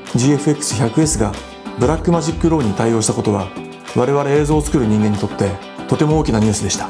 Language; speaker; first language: Japanese; native; Japanese